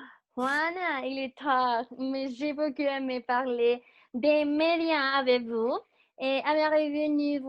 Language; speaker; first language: French; non-native, learner; Spanish